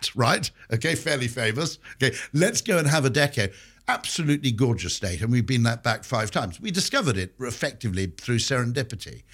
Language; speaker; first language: English; native; English